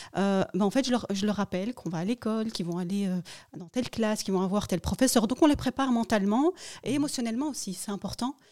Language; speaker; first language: French; early bilingual, other home language; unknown